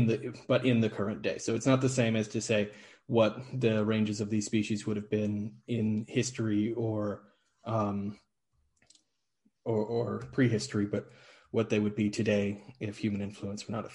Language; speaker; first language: English; native; English